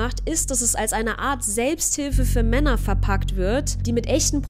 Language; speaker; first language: German; native; German